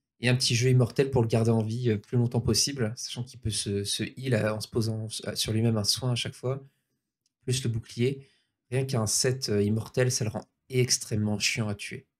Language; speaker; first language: French; native; French